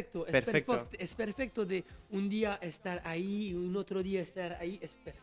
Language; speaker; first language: Spanish; non-native, learner; French